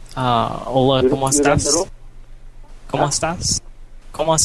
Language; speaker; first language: Spanish; non-native, learner; English